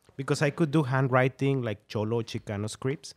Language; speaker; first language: English; non-native, fluent; Spanish